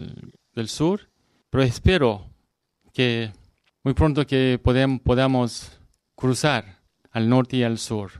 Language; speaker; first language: Spanish; non-native, learner; Korean